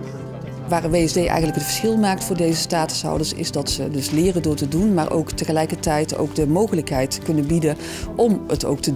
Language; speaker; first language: Dutch; native; Dutch